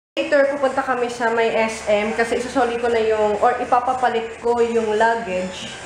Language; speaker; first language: Filipino; early bilingual, heritage; Filipino